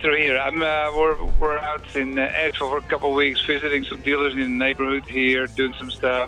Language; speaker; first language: English; non-native, fluent; Dutch